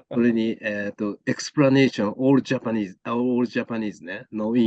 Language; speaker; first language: English; non-native, learner; Japanese